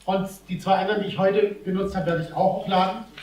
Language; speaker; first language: German; native; German